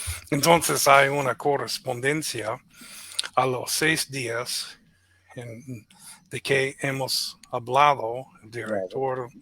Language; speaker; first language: Spanish; non-native, fluent; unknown